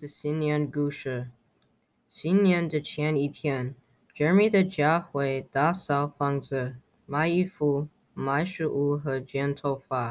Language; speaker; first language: Chinese; non-native, learner; English